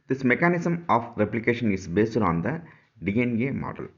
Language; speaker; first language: English; non-native, local second language; Tamil